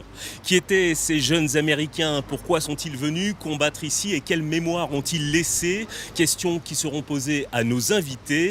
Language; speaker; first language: French; native; French